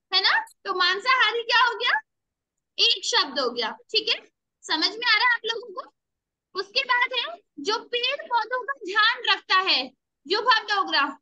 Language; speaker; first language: Hindi; native; Hindi